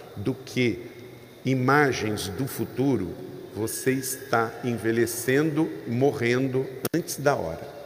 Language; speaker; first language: Portuguese; native; Portuguese